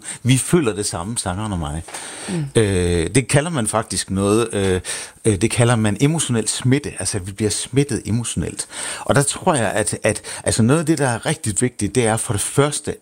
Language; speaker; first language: Danish; native; Danish